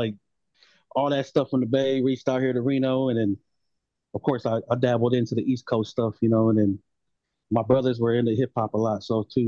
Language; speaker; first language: English; native; English